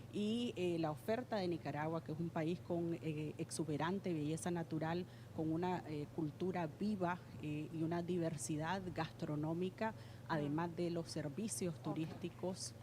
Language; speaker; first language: Spanish; native; Spanish